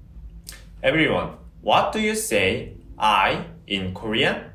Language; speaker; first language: English; non-native, fluent; Korean